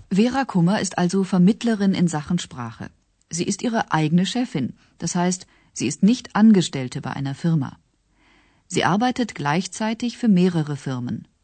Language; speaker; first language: German; native; German